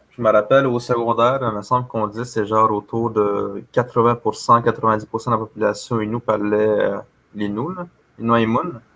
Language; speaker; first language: French; non-native, local second language; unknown